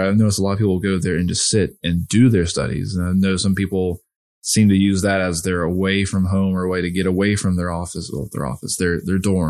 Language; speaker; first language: English; native; English